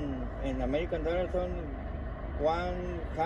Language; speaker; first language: English; non-native, learner; Spanish